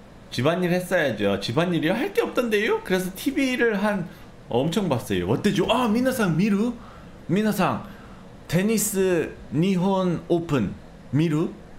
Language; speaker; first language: Korean; native; Korean